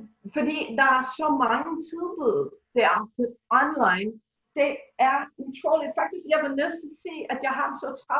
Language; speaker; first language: Danish; non-native, fluent; English